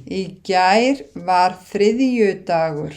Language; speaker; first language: Icelandic; non-native, fluent; Thai